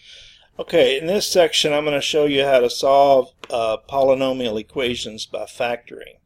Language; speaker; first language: English; native; English